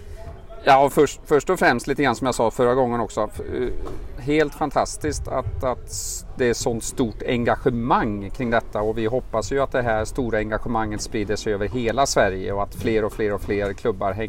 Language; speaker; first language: Swedish; native; Swedish